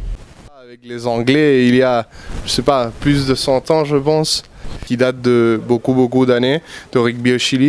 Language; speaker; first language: French; non-native, fluent; Spanish